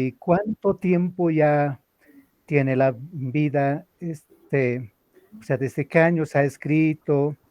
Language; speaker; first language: Spanish; non-native, local second language; Aymara